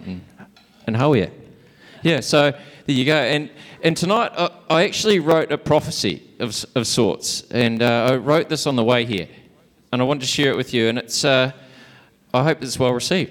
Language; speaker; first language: English; native; English